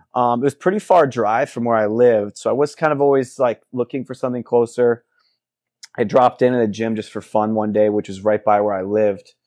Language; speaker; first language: English; native; English